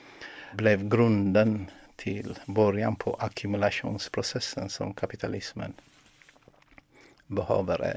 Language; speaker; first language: Swedish; non-native, fluent; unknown